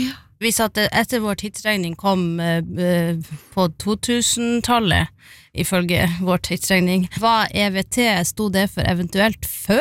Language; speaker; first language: Norwegian; native; Norwegian